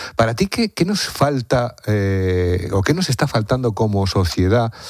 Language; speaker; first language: Spanish; native; Spanish